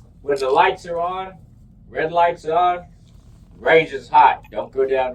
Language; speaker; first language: English; native; English